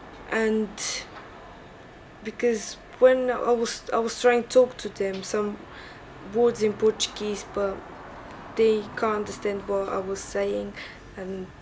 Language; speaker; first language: English; early bilingual, other home language; Portuguese